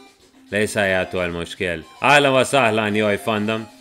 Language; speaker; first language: Arabic; non-native, learner; English